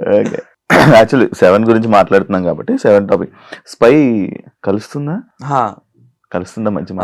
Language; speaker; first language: Telugu; native; Telugu